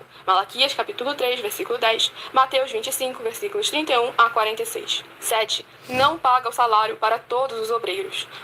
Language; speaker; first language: Portuguese; native; Portuguese